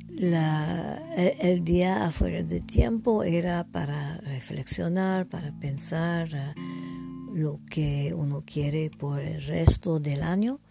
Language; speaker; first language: Spanish; non-native, learner; English